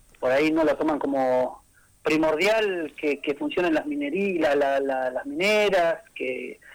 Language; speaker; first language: Spanish; native; Spanish